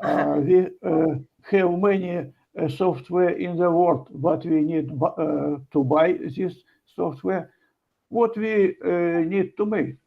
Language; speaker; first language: English; non-native, learner; Ukrainian